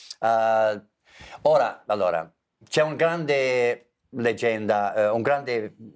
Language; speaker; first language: Italian; non-native, fluent; English